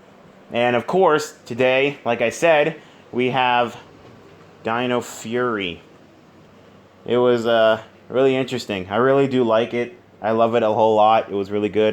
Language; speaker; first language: English; native; English